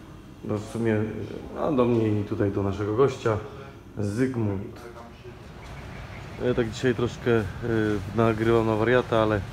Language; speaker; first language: Polish; native; Polish